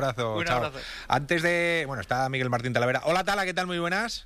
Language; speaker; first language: Spanish; native; Spanish